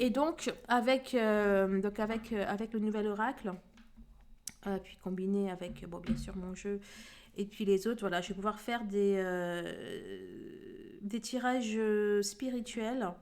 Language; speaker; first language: French; native; French